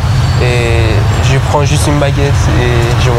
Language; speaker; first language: French; non-native, learner; Persian